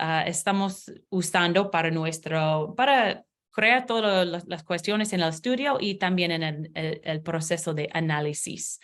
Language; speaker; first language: Spanish; non-native, learner; English